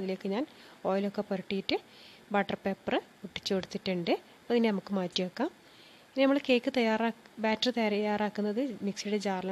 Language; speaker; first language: Malayalam; native; Malayalam